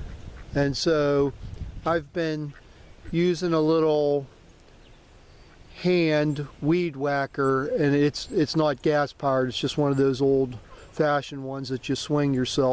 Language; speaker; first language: English; native; English